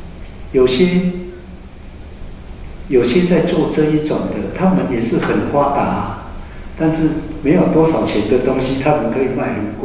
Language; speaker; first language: Chinese; native; Chinese